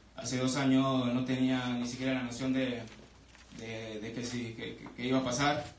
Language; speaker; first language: Spanish; native; Spanish